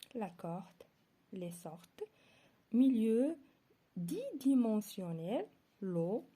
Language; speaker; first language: French; non-native, local second language; Arabic